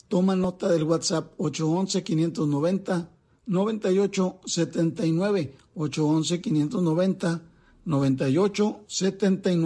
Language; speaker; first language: Spanish; native; Spanish